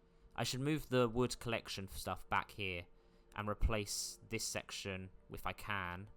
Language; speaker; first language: English; native; English